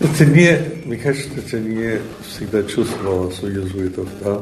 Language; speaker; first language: Russian; non-native, fluent; English